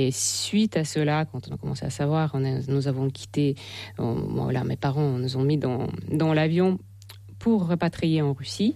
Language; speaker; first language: French; non-native, fluent; Russian